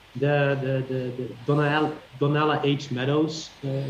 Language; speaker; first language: English; non-native, fluent; Dutch